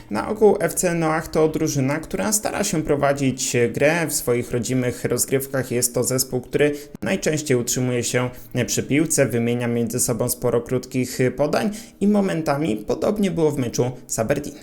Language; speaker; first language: Polish; native; Polish